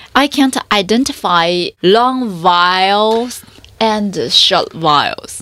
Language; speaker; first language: English; non-native, learner; Chinese